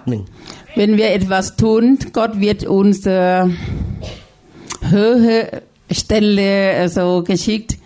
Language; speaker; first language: German; non-native, learner; Thai